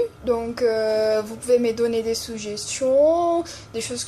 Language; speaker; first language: French; non-native, fluent; Portuguese